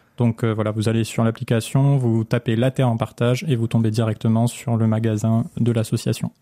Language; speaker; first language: French; native; French